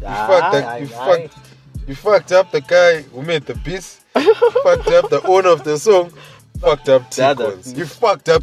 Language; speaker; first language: English; non-native, local second language; Shona